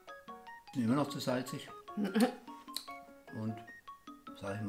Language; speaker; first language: German; native; German